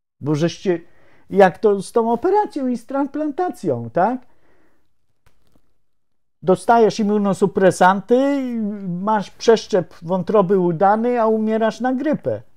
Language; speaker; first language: Polish; native; Polish